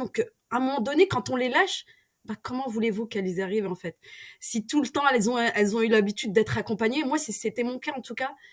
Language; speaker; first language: French; early bilingual, other home language; Arabic